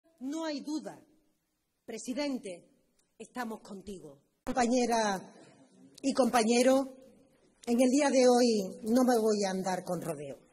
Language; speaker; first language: Spanish; native; Spanish